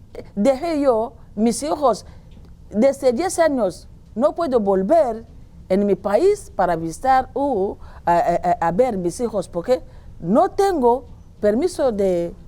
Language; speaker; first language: Spanish; non-native, learner; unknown